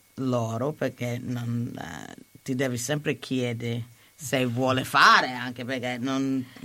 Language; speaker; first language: Italian; non-native, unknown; English